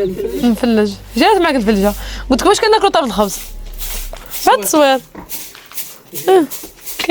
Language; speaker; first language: Arabic; native; Arabic